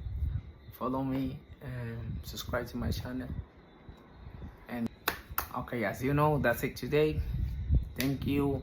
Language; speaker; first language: English; non-native, fluent; Spanish